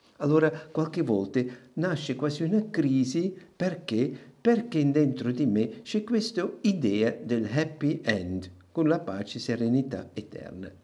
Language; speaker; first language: Italian; non-native, local second language; German